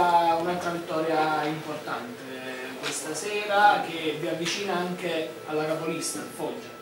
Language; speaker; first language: Italian; native; Italian